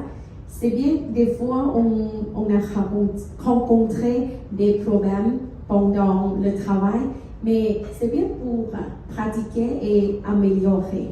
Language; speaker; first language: French; non-native, fluent; Thai